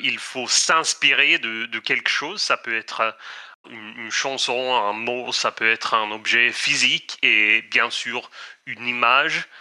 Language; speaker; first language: French; non-native, fluent; Swedish